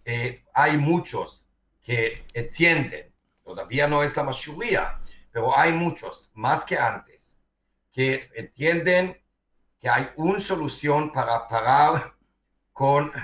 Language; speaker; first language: Spanish; non-native, fluent; Hebrew